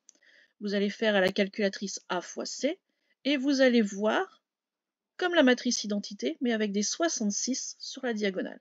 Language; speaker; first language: French; native; French